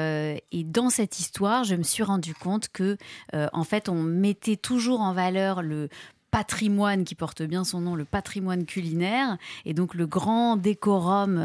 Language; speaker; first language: French; native; French